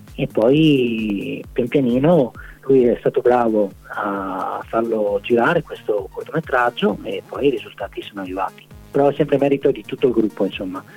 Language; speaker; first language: Italian; native; Italian